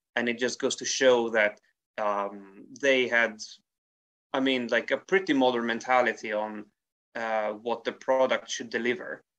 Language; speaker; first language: English; non-native, fluent; Italian